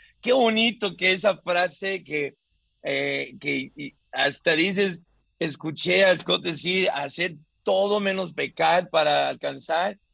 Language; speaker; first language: Spanish; native; Spanish